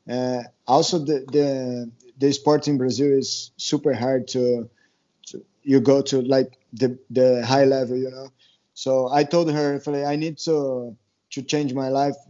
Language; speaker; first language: English; non-native, learner; Portuguese